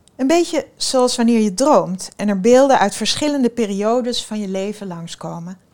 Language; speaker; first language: Dutch; early bilingual, other home language; Swedish